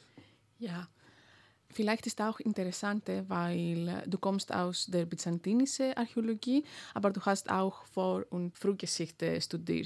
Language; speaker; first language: German; non-native, fluent; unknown